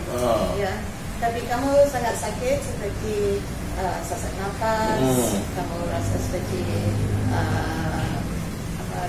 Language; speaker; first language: Indonesian; non-native, fluent; English